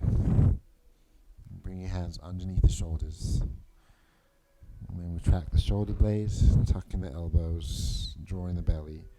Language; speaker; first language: English; native; English